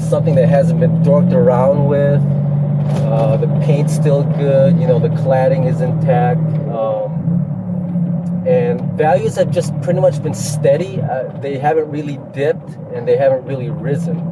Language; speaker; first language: English; native; English